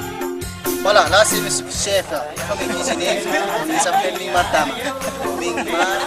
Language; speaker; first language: French; non-native, learner; Nepali